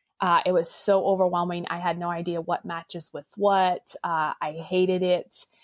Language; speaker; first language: English; non-native, local second language; Pennsylvania German